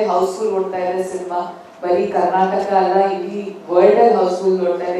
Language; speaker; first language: Kannada; native; Kannada